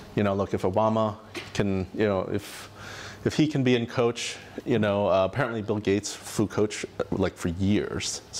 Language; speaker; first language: English; native; English